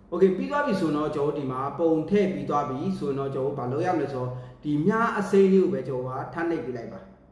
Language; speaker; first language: Burmese; native; Burmese